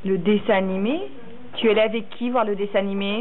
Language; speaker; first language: French; native; French